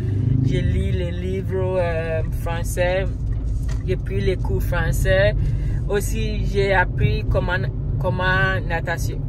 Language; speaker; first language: French; non-native, learner; Akan